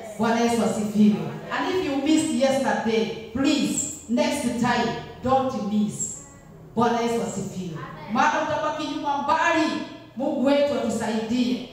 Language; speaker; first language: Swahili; non-native, local second language; Kikuyu